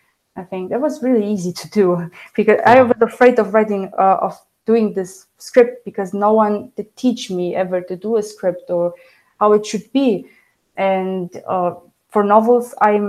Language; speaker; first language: English; non-native, fluent; Romanian